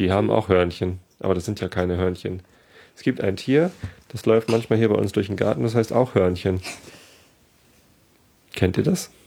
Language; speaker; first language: German; native; German